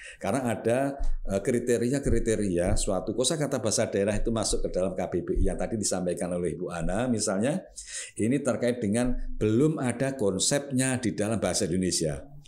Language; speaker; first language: Indonesian; non-native, local second language; Javanese